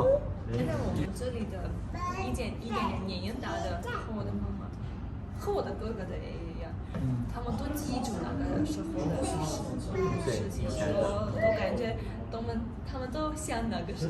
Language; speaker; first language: Chinese; non-native, learner; Armenian